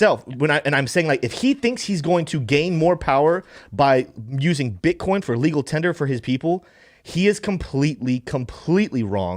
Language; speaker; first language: English; native; English